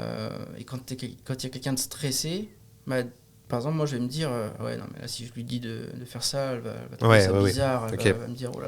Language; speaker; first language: French; native; French